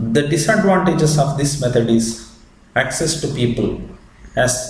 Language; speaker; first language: English; non-native, local second language; Kannada